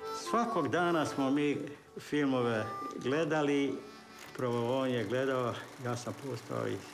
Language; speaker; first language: English; non-native, fluent; Serbian